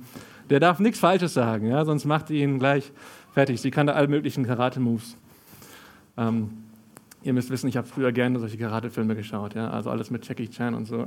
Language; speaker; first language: German; native; German